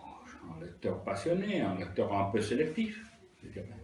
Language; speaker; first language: French; non-native, fluent; Italian